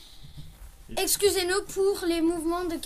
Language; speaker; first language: French; native; French